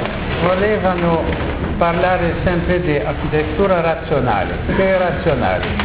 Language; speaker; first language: Italian; non-native, learner; French